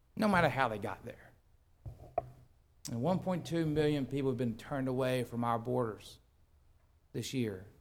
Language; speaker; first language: English; native; English